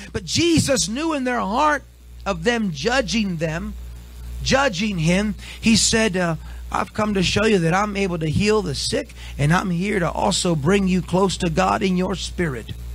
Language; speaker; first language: English; native; English